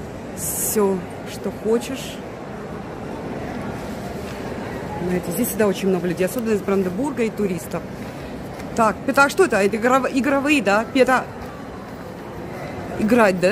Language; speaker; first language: Russian; native; Russian